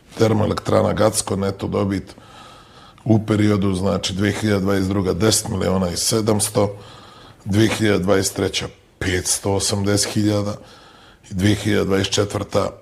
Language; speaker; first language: Bosnian; native; Bosnian